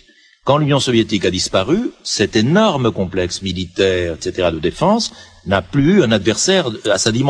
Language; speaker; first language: French; native; French